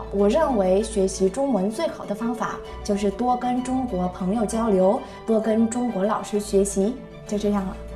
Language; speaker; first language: Chinese; non-native, fluent; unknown